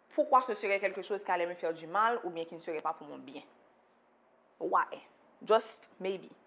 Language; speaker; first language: French; non-native, local second language; Haitian Creole